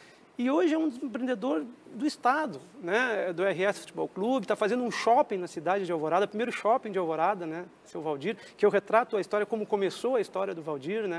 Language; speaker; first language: Portuguese; native; Portuguese